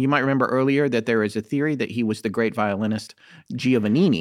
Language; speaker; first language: English; native; English